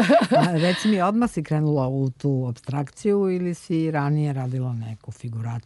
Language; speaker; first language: Serbian; native; Serbian